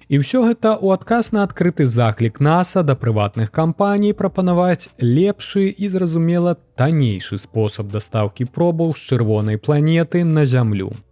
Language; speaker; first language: Belarusian; native; Belarusian